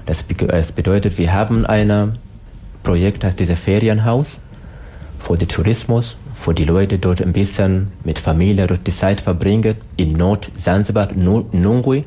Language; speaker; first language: German; non-native, learner; Swahili